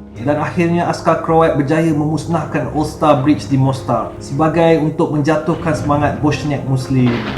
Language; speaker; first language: Malay; native; Malay